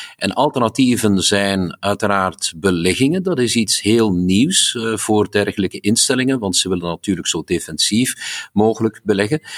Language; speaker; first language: Dutch; native; Dutch